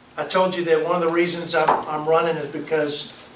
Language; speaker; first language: English; native; English